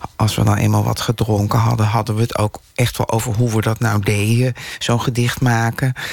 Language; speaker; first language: Dutch; native; Dutch